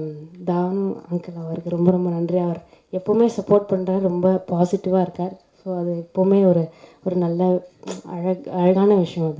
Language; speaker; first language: Tamil; early bilingual, heritage; Tamil